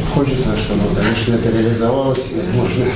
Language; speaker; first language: Russian; native; Russian